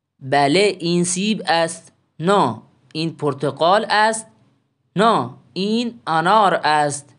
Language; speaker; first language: Persian; non-native, fluent; Urdu